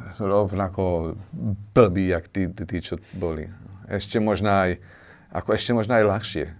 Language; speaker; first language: Slovak; native; Slovak